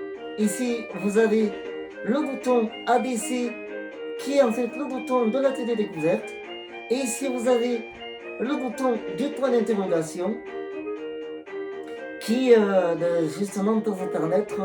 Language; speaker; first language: French; native; French